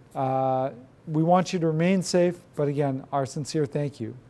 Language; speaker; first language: English; native; English